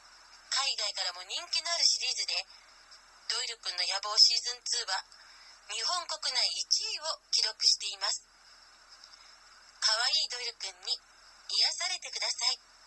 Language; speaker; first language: Japanese; native; Japanese